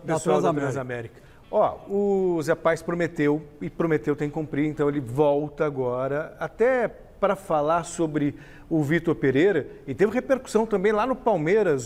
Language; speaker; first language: Portuguese; native; Portuguese